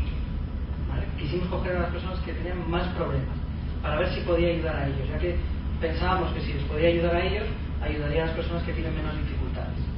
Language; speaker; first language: Spanish; native; Spanish